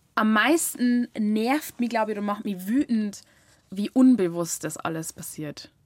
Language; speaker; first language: German; native; German